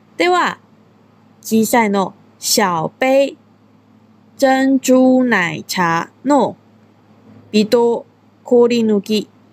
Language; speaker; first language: Japanese; non-native, fluent; Chinese